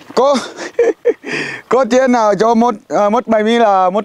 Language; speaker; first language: Vietnamese; non-native, learner; Portuguese